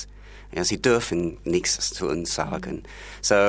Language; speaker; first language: German; non-native, fluent; English